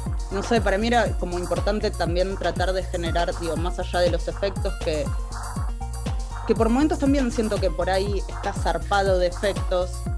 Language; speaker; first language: Spanish; native; Spanish